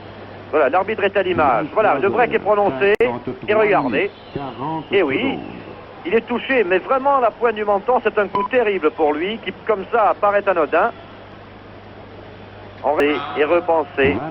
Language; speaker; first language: French; native; French